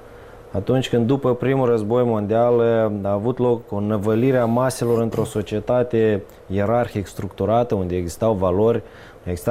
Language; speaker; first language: Romanian; native; Romanian